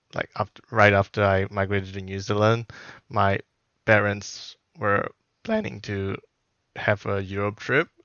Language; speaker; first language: English; non-native, fluent; Burmese